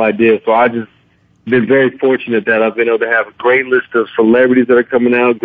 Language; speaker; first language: English; native; English